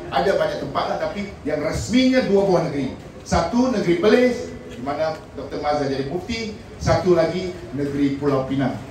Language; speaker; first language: Malay; non-native, local second language; Min Nan Chinese